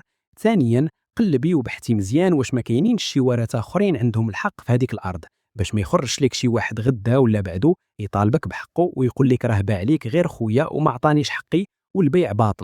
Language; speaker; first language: Arabic; native; Arabic